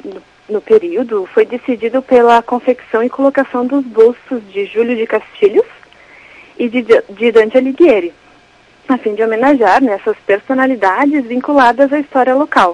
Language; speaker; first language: Portuguese; native; Portuguese